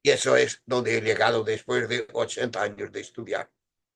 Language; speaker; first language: Spanish; non-native, fluent; Portuguese